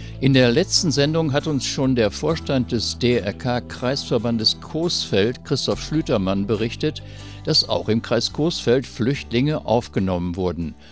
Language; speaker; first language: German; native; German